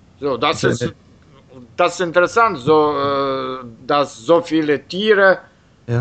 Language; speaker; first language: German; non-native, learner; Russian